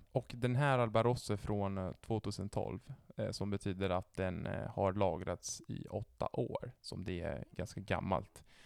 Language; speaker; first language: Swedish; non-native, fluent; Italian